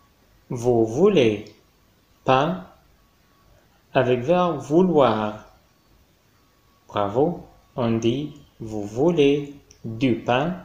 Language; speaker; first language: French; non-native, fluent; Arabic